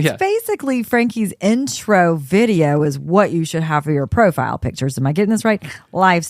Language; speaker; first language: English; native; English